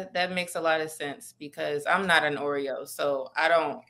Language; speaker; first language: English; native; English